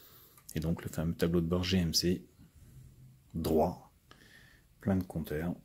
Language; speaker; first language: French; native; French